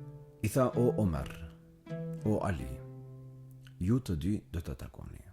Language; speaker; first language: Albanian; native; Albanian